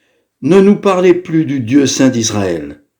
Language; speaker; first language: French; native; French